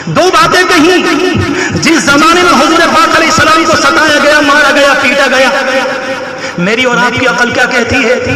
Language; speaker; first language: Urdu; native; Urdu